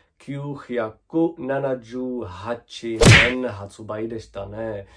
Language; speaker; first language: Japanese; non-native, learner; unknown